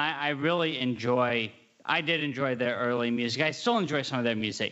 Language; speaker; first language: English; native; English